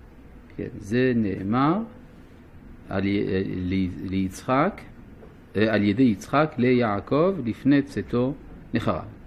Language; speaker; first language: Hebrew; non-native, fluent; French